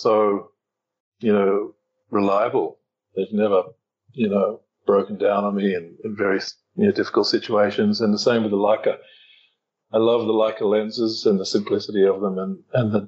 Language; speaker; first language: English; native; English